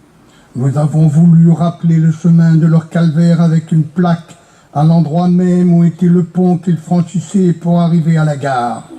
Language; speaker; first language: French; native; French